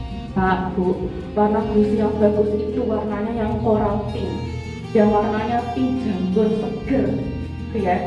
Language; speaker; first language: Indonesian; non-native, local second language; Javanese